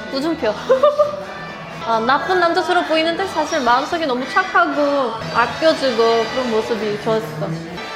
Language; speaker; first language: Korean; non-native, fluent; Turkish